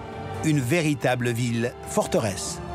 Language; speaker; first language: French; native; French